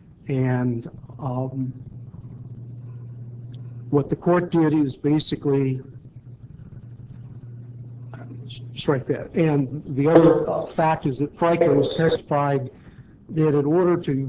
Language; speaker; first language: English; native; English